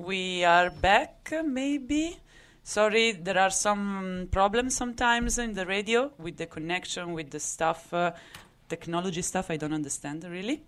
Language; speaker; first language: English; non-native, fluent; Italian